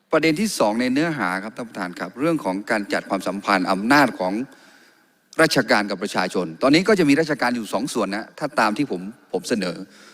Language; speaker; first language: Thai; non-native, local second language; Karen languages